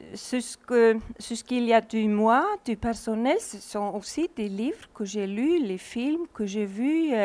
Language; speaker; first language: French; non-native, fluent; Icelandic